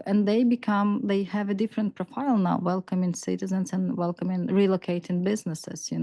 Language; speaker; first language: English; non-native, fluent; Ukrainian